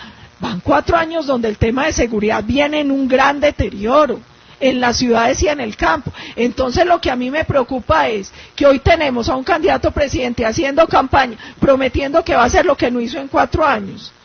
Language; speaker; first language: Spanish; native; Spanish